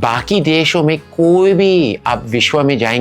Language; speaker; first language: Hindi; non-native, fluent; English